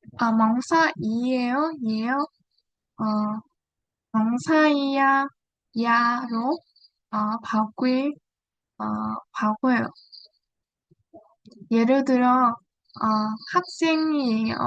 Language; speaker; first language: Korean; non-native, learner; Vietnamese